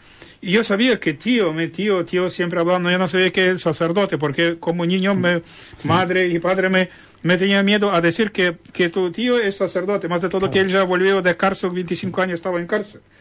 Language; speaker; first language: Spanish; non-native, learner; Ukrainian